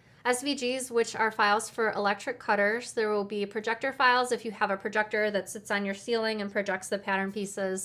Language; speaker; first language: English; native; English